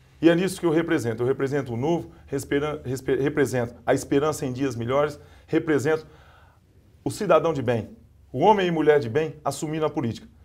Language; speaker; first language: Portuguese; native; Portuguese